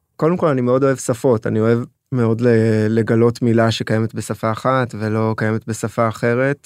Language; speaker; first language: Hebrew; early bilingual, other home language; French